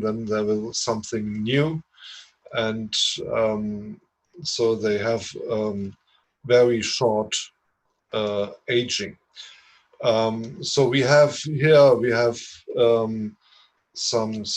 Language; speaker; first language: English; non-native, fluent; German